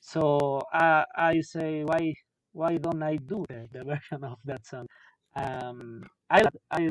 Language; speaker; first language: English; non-native, learner; Spanish